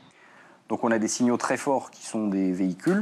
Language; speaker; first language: French; native; French